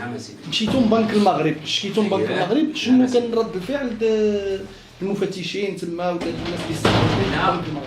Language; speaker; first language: Arabic; native; Arabic